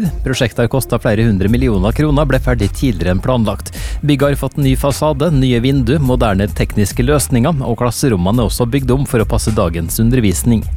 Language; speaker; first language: Norwegian; native; Norwegian